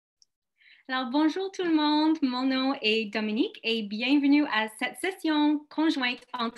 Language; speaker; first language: French; non-native, local second language; English